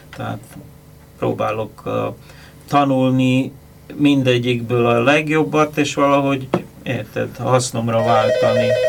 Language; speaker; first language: Hungarian; native; Hungarian